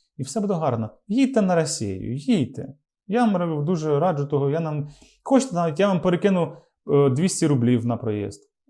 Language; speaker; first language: Ukrainian; native; Ukrainian